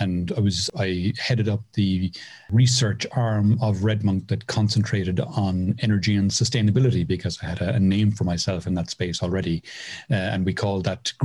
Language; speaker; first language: English; native; English